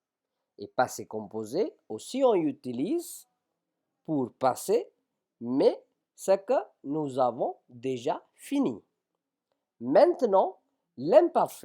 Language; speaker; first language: French; non-native, fluent; Hindi